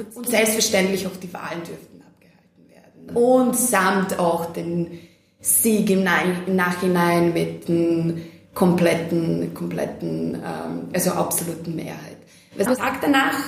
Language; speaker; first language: German; non-native, fluent; Serbian